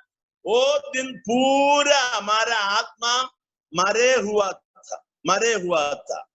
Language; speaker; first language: Hindi; non-native, learner; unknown